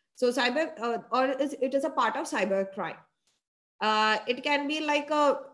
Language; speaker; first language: English; non-native, local second language; Malayalam